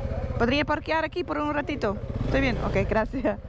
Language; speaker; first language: Spanish; non-native, learner; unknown